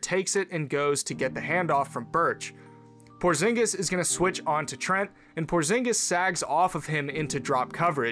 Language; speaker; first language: English; native; English